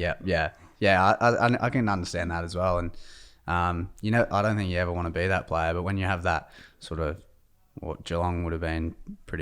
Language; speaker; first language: English; native; English